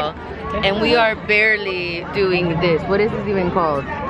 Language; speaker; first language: English; early bilingual, other home language; Spanish